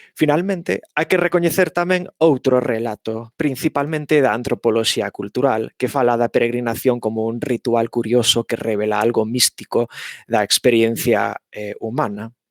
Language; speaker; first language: Galician; non-native, fluent; English